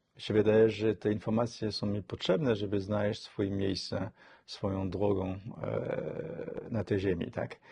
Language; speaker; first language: Polish; non-native, fluent; French